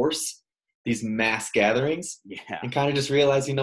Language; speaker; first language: English; native; English